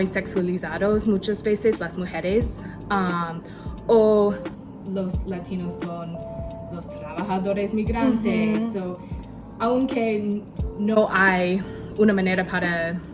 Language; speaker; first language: Spanish; non-native, learner; English